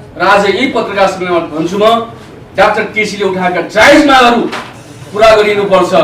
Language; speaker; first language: Nepali; non-native, local second language; Rana Tharu